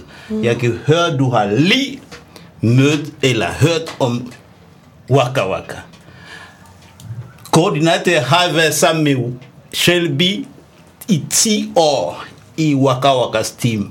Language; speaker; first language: Danish; non-native, fluent; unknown